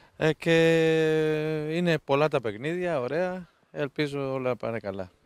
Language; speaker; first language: Greek; non-native, fluent; Spanish